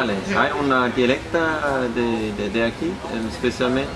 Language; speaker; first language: Spanish; non-native, learner; Danish